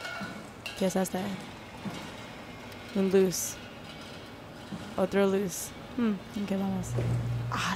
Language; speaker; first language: Spanish; non-native, learner; English